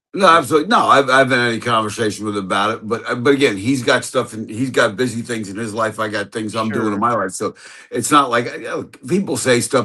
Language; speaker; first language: English; native; English